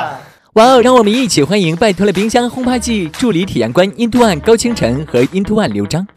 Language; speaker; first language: Chinese; native; Chinese